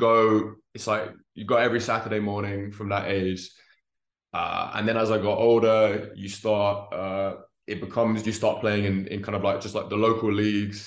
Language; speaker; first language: English; native; English